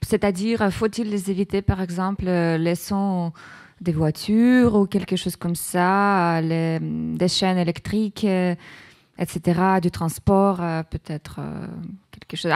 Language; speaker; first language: French; non-native, learner; Russian